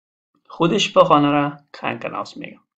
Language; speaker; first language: Persian; native; Persian